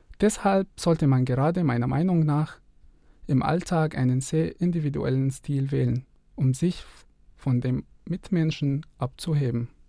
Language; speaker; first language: German; non-native, fluent; Arabic